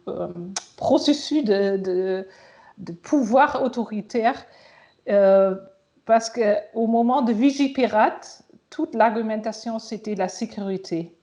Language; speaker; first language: French; non-native, fluent; German